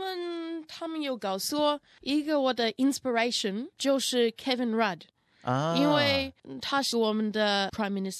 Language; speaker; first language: Chinese; non-native, learner; Russian